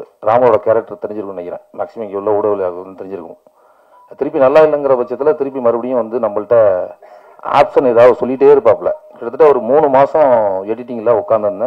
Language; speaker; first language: Tamil; native; Tamil